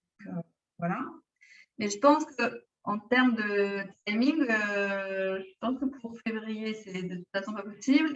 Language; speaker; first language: French; native; French